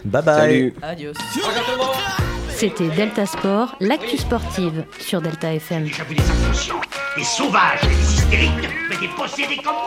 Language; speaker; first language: French; native; French